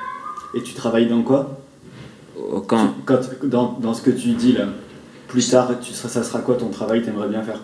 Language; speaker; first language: French; native; French